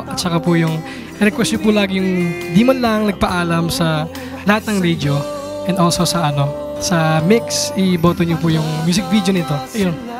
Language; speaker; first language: Filipino; native; Filipino